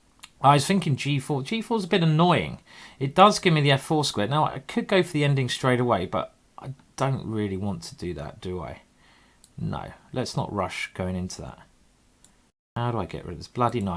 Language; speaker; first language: English; native; English